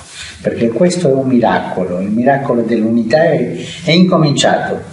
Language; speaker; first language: Italian; non-native, fluent; Spanish